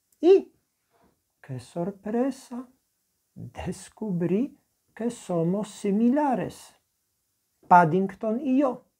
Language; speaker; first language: Spanish; non-native, fluent; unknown